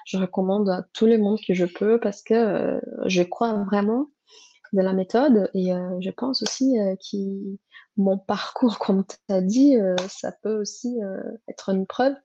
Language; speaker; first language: French; non-native, fluent; Portuguese